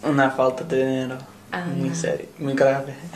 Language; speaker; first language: Spanish; non-native, learner; English